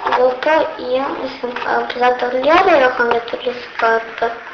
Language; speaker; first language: Italian; early bilingual, other home language; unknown